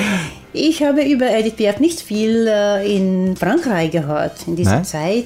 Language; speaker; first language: German; non-native, fluent; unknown